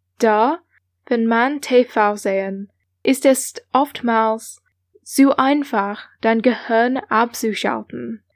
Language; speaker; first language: German; non-native, learner; English